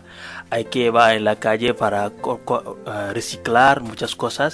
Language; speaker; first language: Spanish; non-native, learner; Wolof